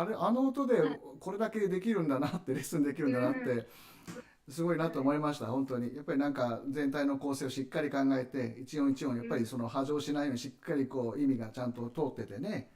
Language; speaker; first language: Japanese; native; Japanese